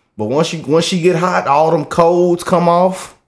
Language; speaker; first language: English; native; English